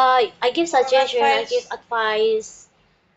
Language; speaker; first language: English; non-native, learner; Indonesian